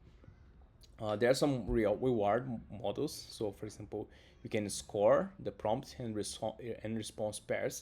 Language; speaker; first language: English; non-native, fluent; Portuguese